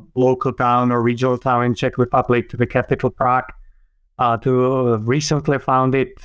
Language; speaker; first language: English; non-native, fluent; Czech